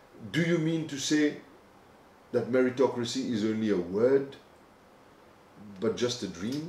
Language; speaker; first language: English; non-native, local second language; Morisyen